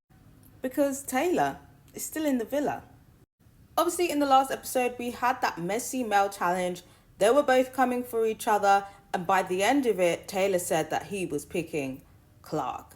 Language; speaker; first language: English; native; English